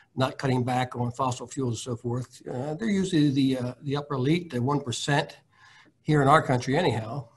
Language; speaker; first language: English; native; English